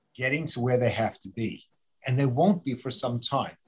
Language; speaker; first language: English; native; English